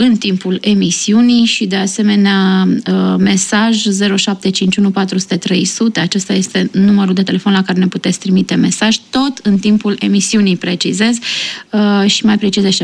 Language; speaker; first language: Romanian; native; Romanian